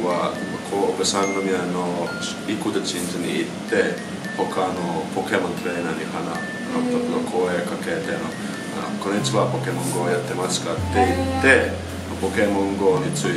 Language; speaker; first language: Japanese; non-native, learner; Finnish